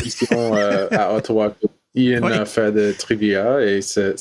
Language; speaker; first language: French; non-native, learner; English